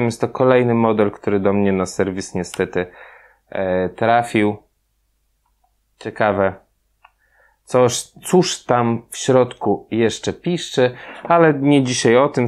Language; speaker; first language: Polish; native; Polish